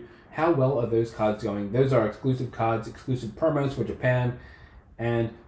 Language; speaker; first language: English; native; English